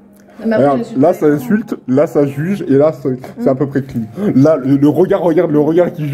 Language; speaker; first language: French; native; French